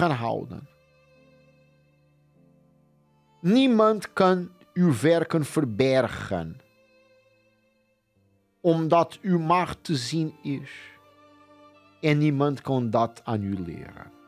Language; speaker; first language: Dutch; non-native, fluent; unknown